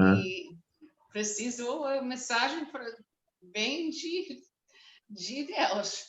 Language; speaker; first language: Portuguese; non-native, learner; English